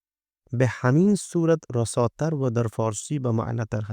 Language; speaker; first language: Persian; non-native, fluent; Urdu